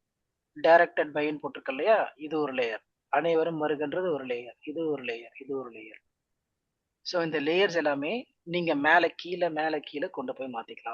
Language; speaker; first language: Tamil; native; Tamil